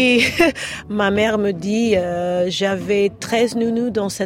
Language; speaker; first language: French; non-native, learner; English